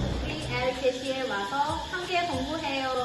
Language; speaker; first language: Korean; non-native, learner; Lao